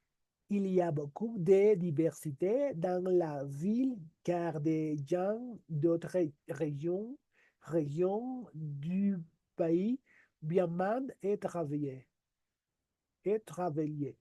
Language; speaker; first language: French; non-native, learner; Spanish